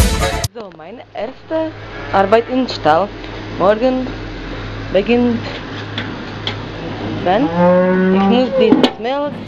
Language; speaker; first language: German; non-native, learner; Czech